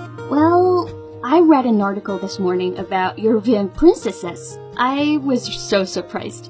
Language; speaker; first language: English; non-native, fluent; Chinese